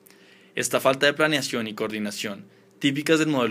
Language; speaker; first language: Spanish; native; Spanish